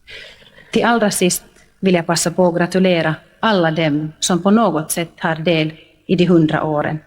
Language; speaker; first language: Swedish; native; Swedish